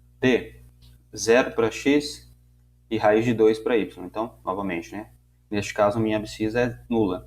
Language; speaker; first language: Portuguese; native; Portuguese